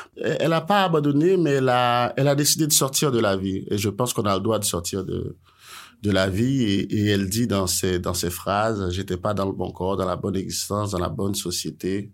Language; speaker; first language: French; non-native, local second language; Haitian Creole